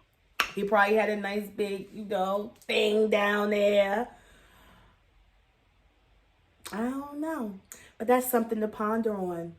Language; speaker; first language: English; native; English